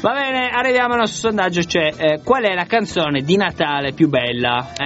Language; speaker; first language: Italian; native; Italian